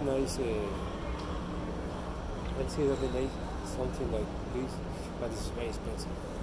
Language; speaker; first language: English; non-native, learner; Spanish